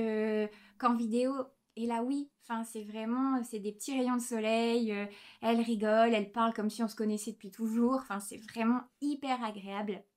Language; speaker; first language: French; native; French